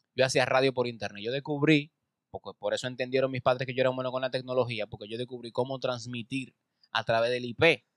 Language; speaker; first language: Spanish; native; Spanish